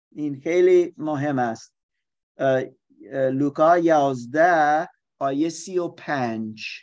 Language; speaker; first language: Persian; non-native, learner; German